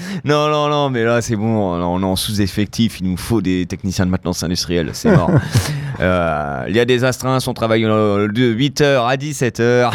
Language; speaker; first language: French; native; French